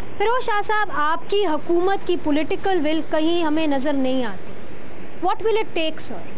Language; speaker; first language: Urdu; native; Urdu